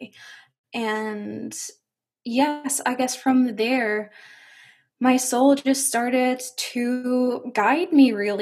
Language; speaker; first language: English; non-native, fluent; German